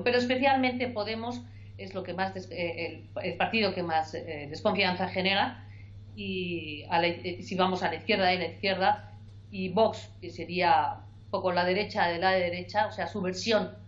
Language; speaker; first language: Spanish; native; Spanish